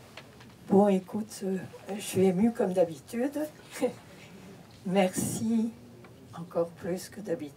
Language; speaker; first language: French; early bilingual, heritage; French